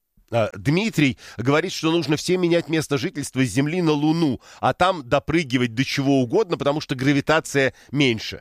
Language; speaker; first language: Russian; native; Russian